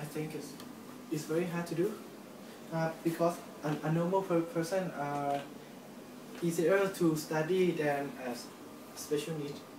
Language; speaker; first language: English; non-native, learner; Thai